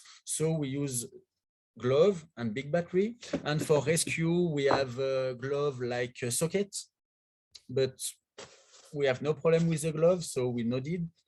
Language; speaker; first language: English; non-native, learner; French